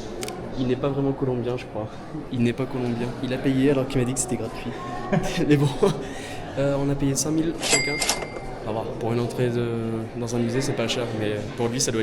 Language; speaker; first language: French; native; French